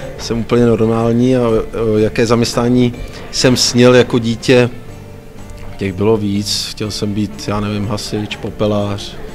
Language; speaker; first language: Czech; native; Czech